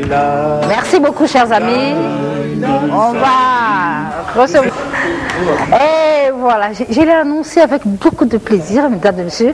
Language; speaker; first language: French; non-native, local second language; Lingala